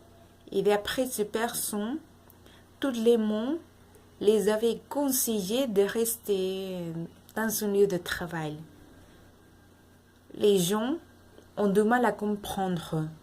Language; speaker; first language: French; non-native, learner; Spanish